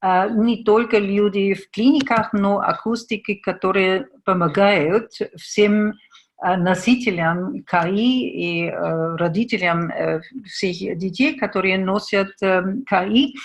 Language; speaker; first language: Russian; non-native, fluent; German